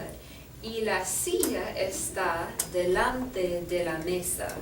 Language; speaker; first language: Spanish; non-native, fluent; English